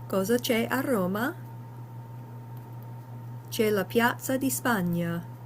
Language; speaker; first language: Italian; non-native, fluent; English